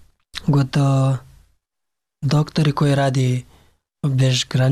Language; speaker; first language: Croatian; non-native, learner; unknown